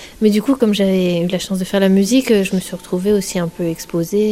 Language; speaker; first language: French; native; French